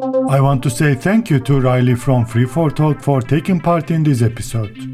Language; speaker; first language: English; non-native, fluent; Turkish